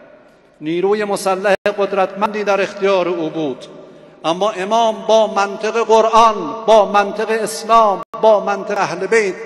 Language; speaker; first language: Persian; native; Persian